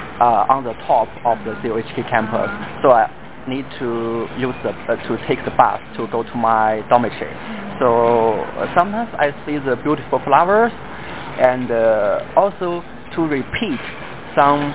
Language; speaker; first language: English; non-native, fluent; Chinese